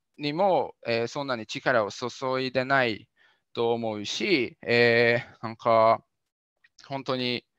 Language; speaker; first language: Japanese; non-native, fluent; Hungarian